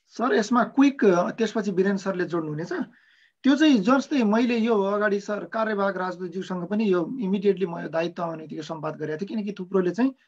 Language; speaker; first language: Nepali; native; Nepali